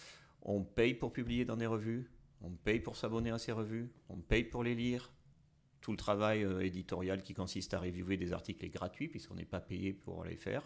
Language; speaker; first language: French; native; French